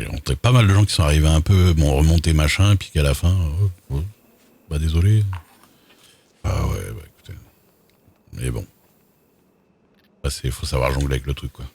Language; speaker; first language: French; native; French